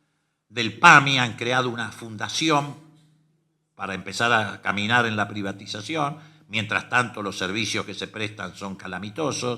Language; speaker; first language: Spanish; native; Spanish